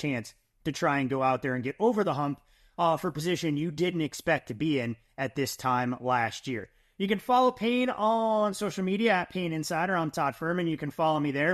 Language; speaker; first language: English; native; English